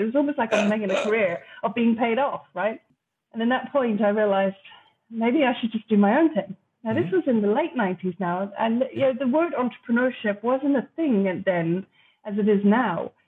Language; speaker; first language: English; native; English